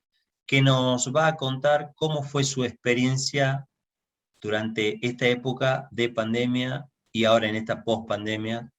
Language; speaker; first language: Spanish; native; Spanish